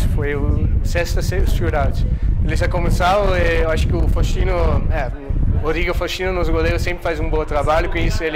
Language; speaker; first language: Portuguese; non-native, learner; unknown